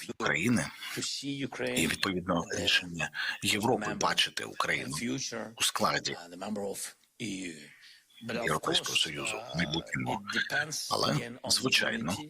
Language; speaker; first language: Ukrainian; non-native, local second language; Russian